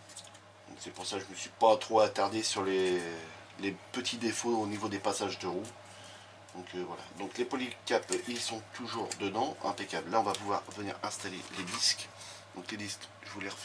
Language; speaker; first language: French; native; French